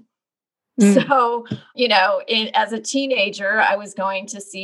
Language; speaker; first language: English; native; English